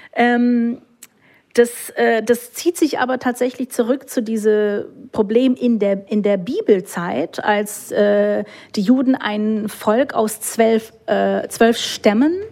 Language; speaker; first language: German; non-native, fluent; English